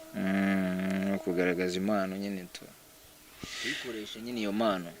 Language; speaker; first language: Kinyarwanda; early bilingual, heritage; Kinyarwanda